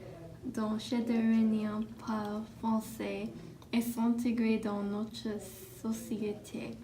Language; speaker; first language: French; non-native, learner; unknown